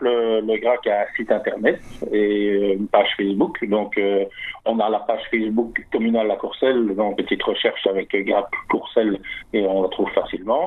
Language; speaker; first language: French; native; French